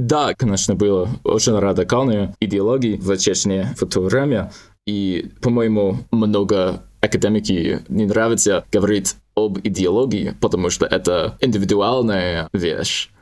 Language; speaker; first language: Russian; non-native, learner; English